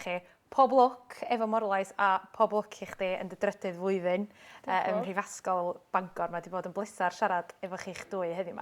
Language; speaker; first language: Welsh; native; Welsh